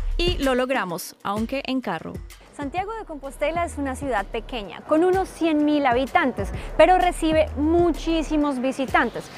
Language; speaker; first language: Spanish; native; Spanish